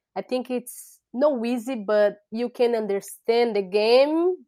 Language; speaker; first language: English; non-native, learner; Portuguese